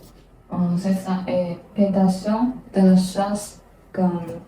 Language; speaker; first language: French; non-native, learner; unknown